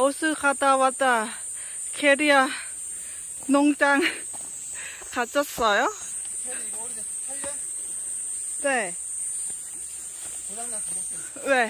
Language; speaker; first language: Korean; non-native, learner; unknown